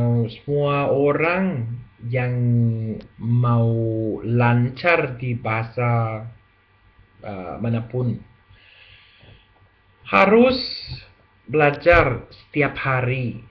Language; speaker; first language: Indonesian; non-native, learner; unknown